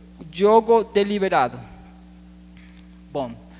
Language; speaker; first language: Portuguese; non-native, learner; Spanish